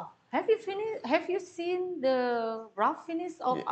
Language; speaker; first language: English; non-native, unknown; Indonesian